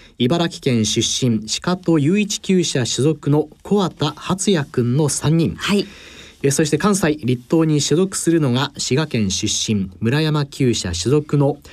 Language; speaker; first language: Japanese; native; Japanese